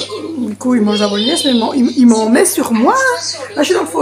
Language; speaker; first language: French; native; French